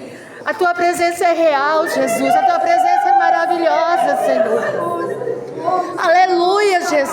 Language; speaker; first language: Portuguese; native; Portuguese